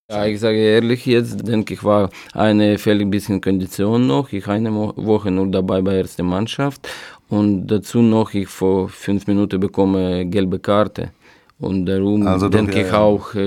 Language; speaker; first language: German; non-native, learner; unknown